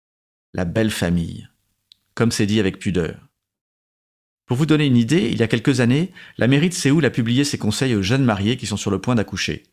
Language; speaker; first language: French; native; French